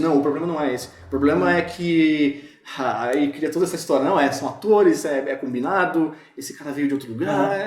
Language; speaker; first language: Portuguese; native; Portuguese